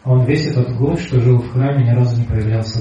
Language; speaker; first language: Russian; native; Russian